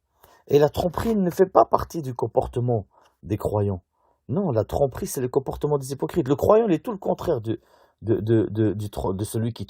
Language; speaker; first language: French; native; French